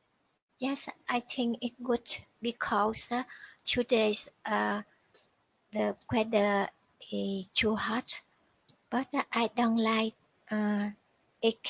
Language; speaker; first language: English; non-native, learner; Vietnamese